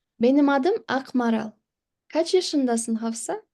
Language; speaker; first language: Turkish; non-native, fluent; Kyrgyz